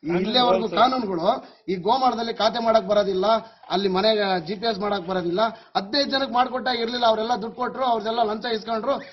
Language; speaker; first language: Kannada; non-native, local second language; Lambadi